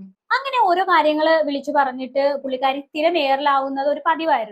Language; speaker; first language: Malayalam; native; Malayalam